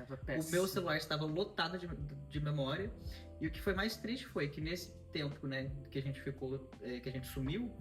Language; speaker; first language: Portuguese; native; Portuguese